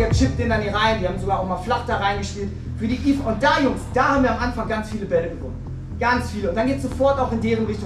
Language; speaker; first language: German; native; German